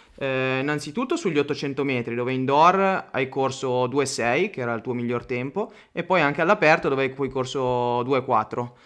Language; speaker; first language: Italian; native; Italian